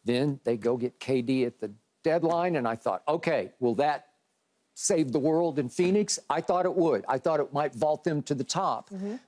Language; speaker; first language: English; native; English